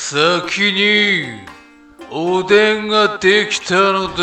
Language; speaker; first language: Japanese; native; Japanese